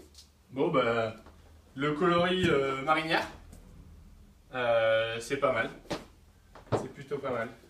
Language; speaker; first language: French; native; French